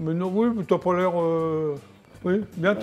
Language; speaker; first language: French; native; French